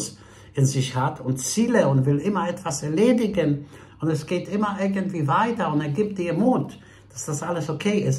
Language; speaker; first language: German; non-native, fluent; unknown